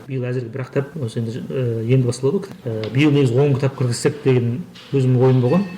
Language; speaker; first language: Kazakh; native; Kazakh